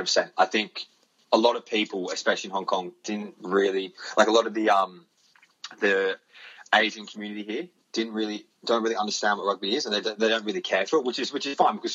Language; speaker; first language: English; native; English